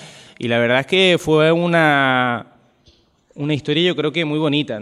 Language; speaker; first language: Spanish; native; Spanish